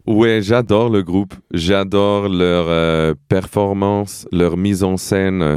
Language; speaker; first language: French; non-native, fluent; Portuguese